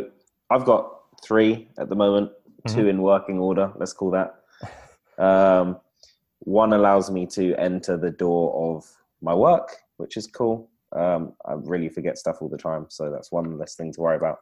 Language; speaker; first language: English; native; English